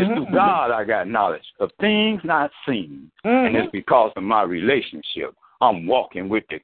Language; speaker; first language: English; native; English